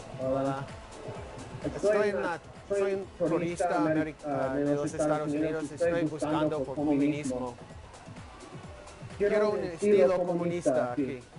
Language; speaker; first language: Spanish; non-native, learner; English